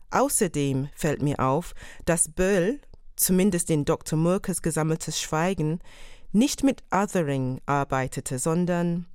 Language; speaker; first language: German; non-native, fluent; English